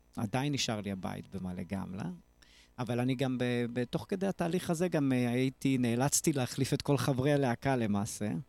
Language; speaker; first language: Hebrew; native; Hebrew